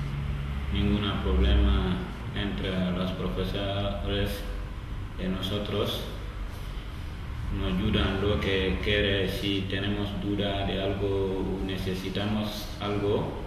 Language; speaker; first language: Spanish; non-native, learner; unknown